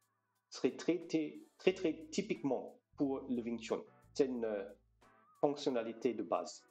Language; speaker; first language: French; non-native, fluent; German